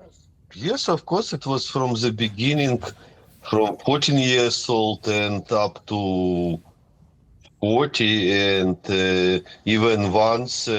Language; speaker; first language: English; non-native, fluent; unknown